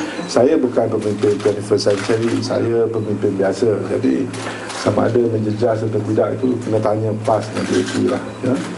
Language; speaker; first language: Malay; native; Malay